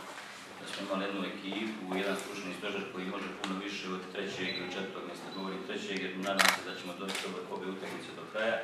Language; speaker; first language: Croatian; native; Croatian